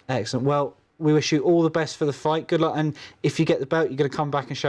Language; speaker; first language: English; native; English